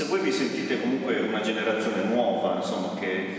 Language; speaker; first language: Italian; native; Italian